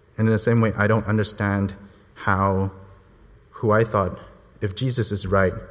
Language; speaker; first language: English; non-native, local second language; Cantonese